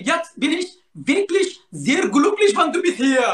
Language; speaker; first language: German; non-native, learner; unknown